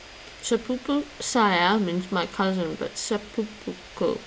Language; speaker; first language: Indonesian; non-native, learner; English